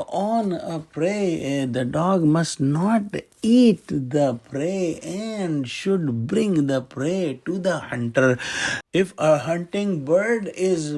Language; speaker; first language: English; non-native, local second language; Urdu